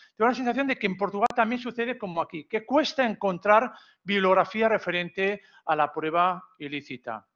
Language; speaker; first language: Spanish; non-native, local second language; Catalan